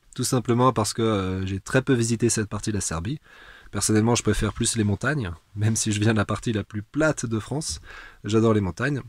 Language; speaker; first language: French; native; French